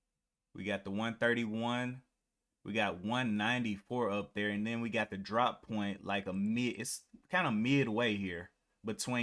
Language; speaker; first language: English; native; English